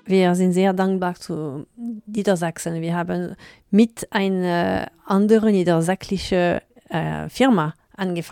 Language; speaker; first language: German; non-native, learner; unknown